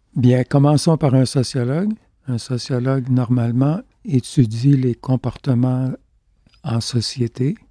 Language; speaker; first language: French; native; French